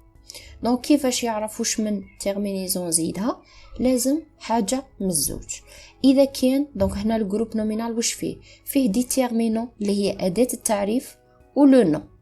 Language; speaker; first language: Arabic; native; Arabic